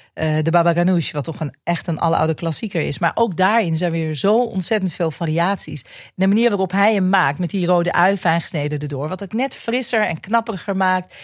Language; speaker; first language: Dutch; native; Dutch